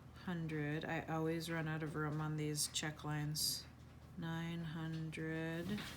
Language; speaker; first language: English; native; English